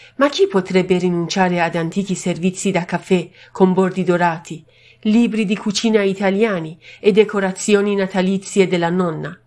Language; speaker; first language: Italian; non-native, fluent; Persian